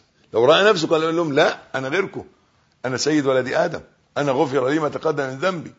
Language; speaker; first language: Arabic; native; Arabic